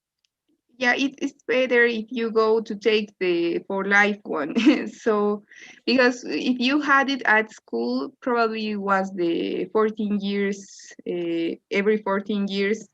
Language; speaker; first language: English; non-native, learner; Spanish